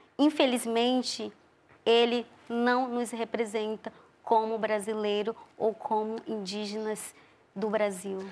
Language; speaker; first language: Portuguese; non-native, local second language; Ticuna